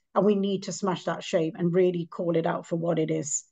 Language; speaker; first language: English; native; English